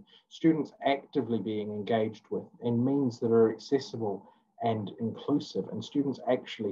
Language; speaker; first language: English; native; English